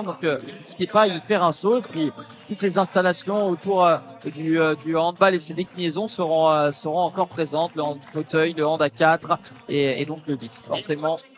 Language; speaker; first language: French; native; French